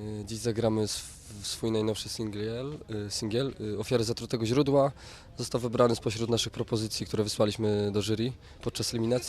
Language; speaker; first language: Polish; native; Polish